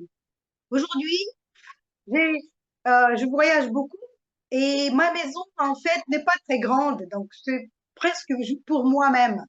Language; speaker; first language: French; non-native, fluent; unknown